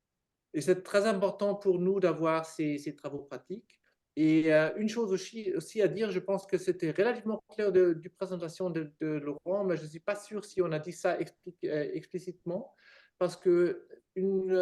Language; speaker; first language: French; non-native, fluent; German